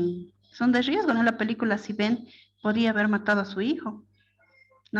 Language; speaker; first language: Spanish; native; Spanish